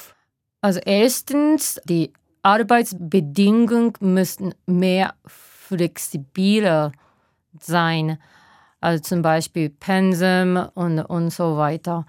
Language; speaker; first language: German; non-native, fluent; Japanese